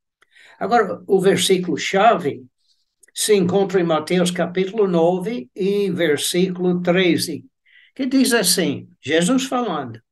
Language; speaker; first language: Portuguese; non-native, fluent; English